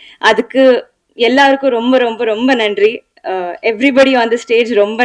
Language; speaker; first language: Tamil; non-native, learner; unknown